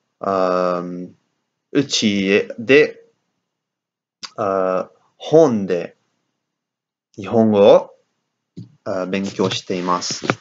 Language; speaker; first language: Japanese; non-native, learner; English